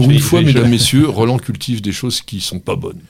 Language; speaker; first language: French; native; French